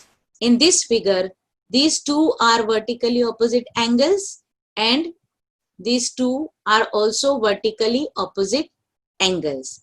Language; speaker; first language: English; non-native, local second language; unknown